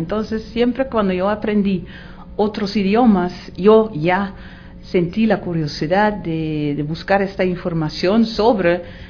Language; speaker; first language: Spanish; non-native, fluent; Dutch